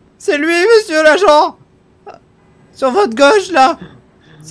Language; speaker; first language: French; native; French